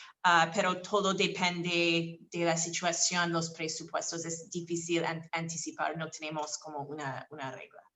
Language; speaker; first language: Spanish; non-native, fluent; English